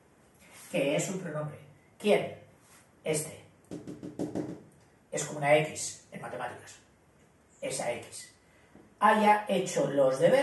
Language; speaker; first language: Spanish; native; Spanish